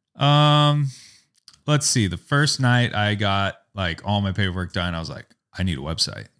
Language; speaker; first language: English; native; English